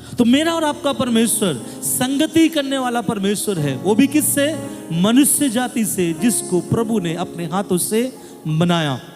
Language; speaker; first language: Hindi; non-native, local second language; Bangla